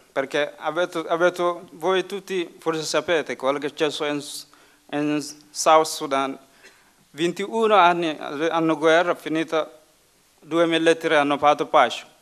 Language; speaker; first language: Italian; non-native, learner; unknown